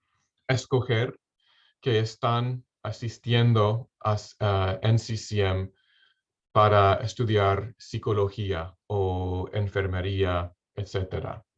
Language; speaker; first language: Spanish; non-native, fluent; English